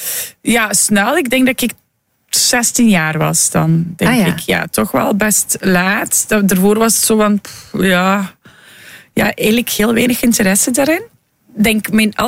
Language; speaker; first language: Dutch; non-native, fluent; Russian